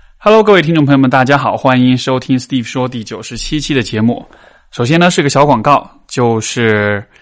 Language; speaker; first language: Chinese; native; Chinese